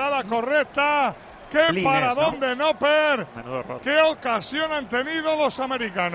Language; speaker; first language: Spanish; native; Spanish